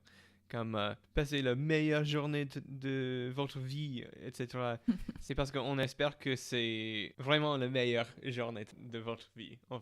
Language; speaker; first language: French; non-native, fluent; English